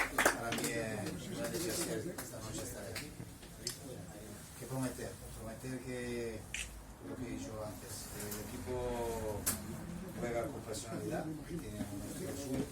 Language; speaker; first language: Spanish; non-native, fluent; Italian